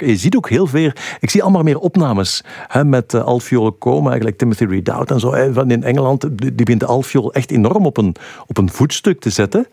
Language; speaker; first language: Dutch; native; Dutch